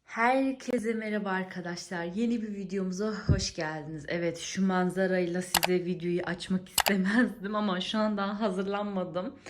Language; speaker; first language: Turkish; early bilingual, heritage; Turkish